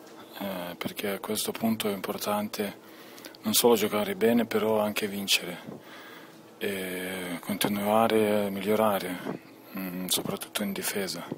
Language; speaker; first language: Italian; non-native, fluent; Lithuanian